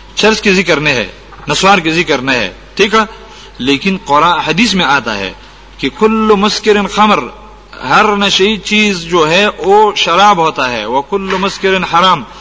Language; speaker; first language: Urdu; non-native, local second language; Pashto